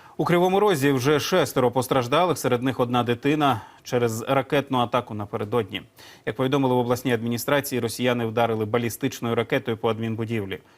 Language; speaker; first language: Ukrainian; native; Ukrainian